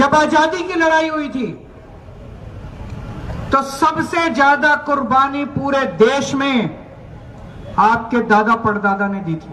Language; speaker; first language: Hindi; native; Hindi